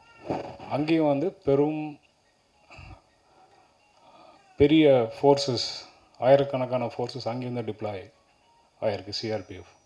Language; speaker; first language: Tamil; native; Tamil